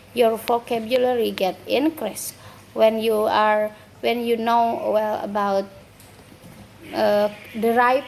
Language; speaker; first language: English; non-native, fluent; Indonesian